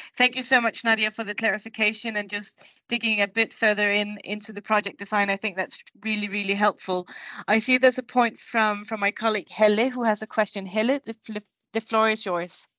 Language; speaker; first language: English; non-native, fluent; Danish